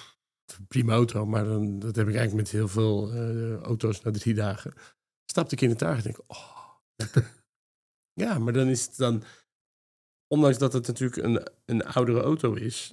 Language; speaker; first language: Dutch; native; Dutch